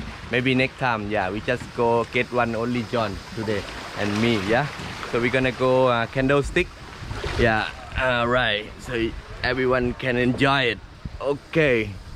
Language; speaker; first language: English; non-native, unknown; Thai